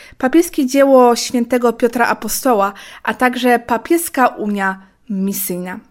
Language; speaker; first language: Polish; native; Polish